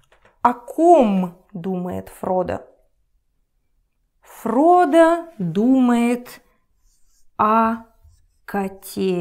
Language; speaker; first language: Russian; non-native, learner; English